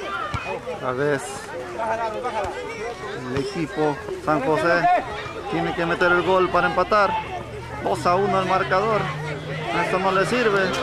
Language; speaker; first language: Spanish; native; Spanish